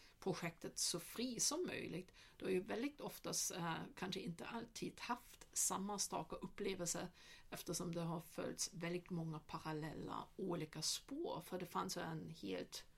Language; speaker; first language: Swedish; non-native, fluent; German